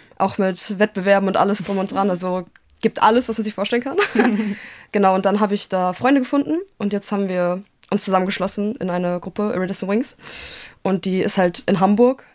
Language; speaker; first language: German; native; German